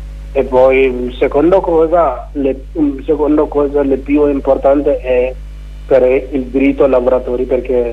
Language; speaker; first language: Italian; non-native, learner; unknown